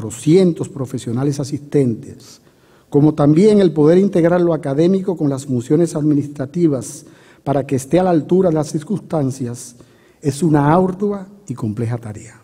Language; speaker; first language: Spanish; native; Spanish